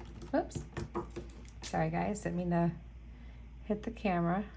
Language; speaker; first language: English; native; English